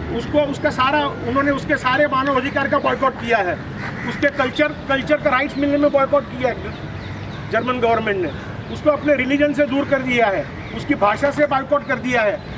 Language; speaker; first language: Hindi; non-native, local second language; Gujarati